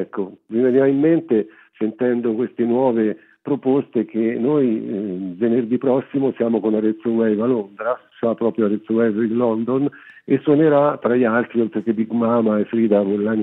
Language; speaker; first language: Italian; native; Italian